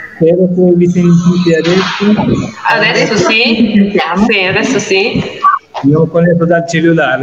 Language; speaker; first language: Italian; non-native, fluent; Arabic